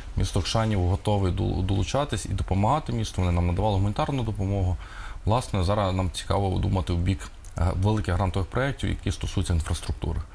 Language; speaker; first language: Ukrainian; native; Ukrainian